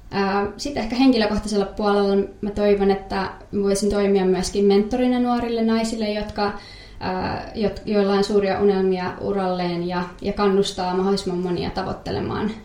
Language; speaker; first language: Finnish; native; Finnish